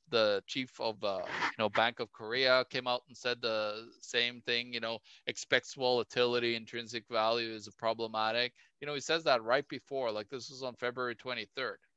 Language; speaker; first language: English; non-native, fluent; Norwegian